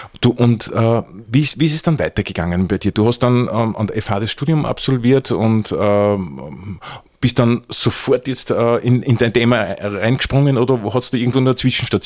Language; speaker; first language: German; native; German